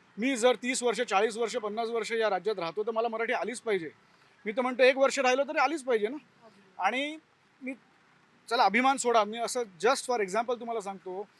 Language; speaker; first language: Marathi; non-native, local second language; Gujarati